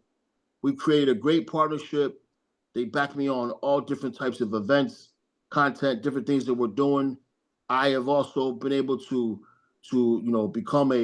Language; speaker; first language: English; native; English